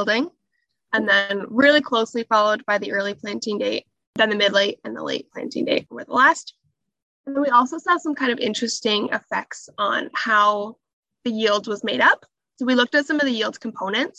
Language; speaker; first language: English; native; English